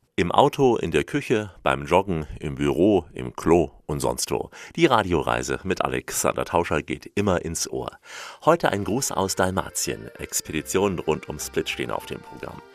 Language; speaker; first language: German; native; German